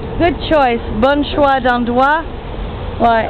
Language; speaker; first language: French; non-native, learner; English